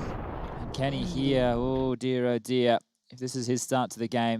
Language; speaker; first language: English; native; English